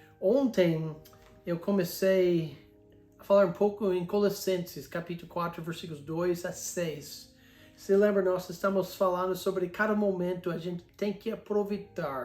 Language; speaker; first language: Portuguese; non-native, fluent; English